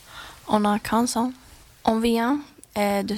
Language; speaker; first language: French; non-native, learner; Swedish